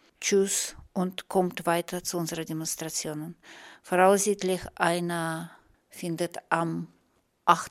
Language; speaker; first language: German; non-native, fluent; Russian